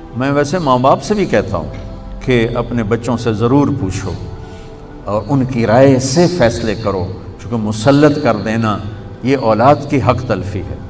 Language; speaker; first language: Urdu; non-native, local second language; Punjabi